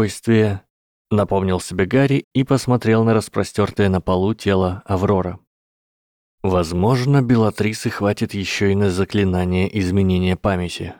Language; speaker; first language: Russian; native; Russian